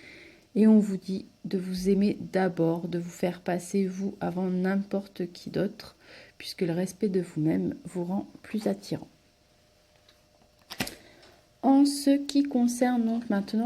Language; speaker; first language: French; native; French